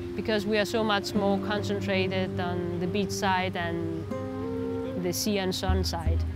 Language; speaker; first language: English; non-native, fluent; Greek